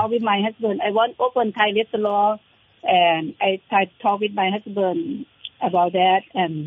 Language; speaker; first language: English; non-native, learner; Thai